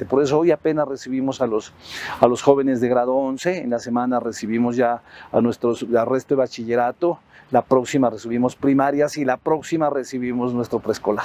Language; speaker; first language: Spanish; native; Spanish